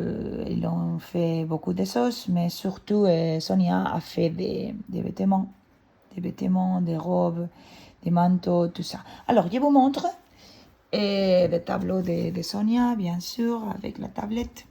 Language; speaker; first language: French; non-native, fluent; Spanish